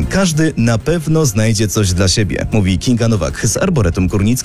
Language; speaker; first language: Polish; native; Polish